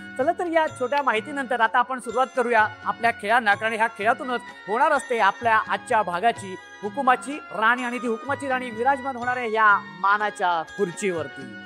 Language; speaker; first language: Marathi; native; Marathi